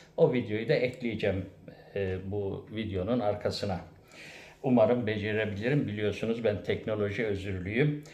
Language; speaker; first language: Turkish; native; Turkish